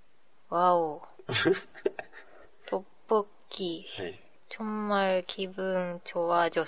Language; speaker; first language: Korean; non-native, learner; Japanese